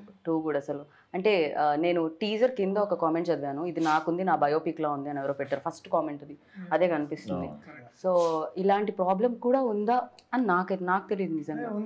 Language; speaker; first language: Telugu; native; Telugu